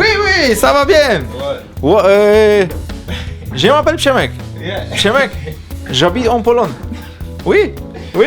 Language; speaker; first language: French; non-native, learner; Polish